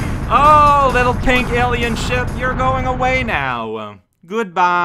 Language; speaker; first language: English; native; English